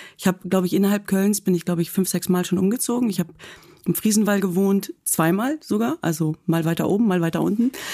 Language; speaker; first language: German; native; German